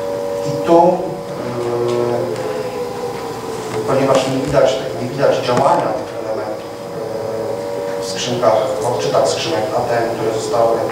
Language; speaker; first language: Polish; native; Polish